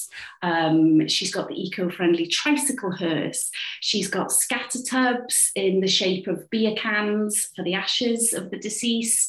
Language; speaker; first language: English; native; English